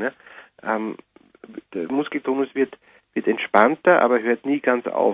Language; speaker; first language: German; native; German